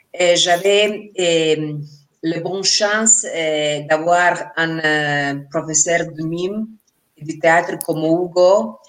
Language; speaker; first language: French; non-native, learner; Spanish